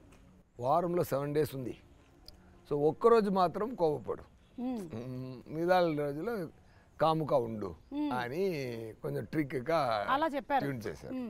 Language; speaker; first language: Telugu; non-native, fluent; Tamil